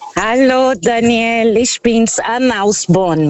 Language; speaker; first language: German; non-native, fluent; Portuguese